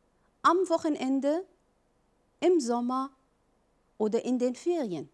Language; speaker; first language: German; non-native, fluent; Arabic